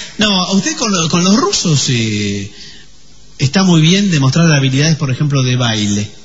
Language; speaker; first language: Spanish; native; Spanish